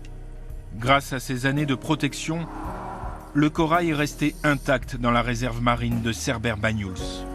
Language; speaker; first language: French; native; French